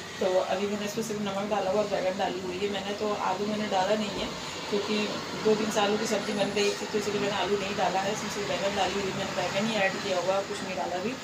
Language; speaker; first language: Hindi; non-native, local second language; Bangla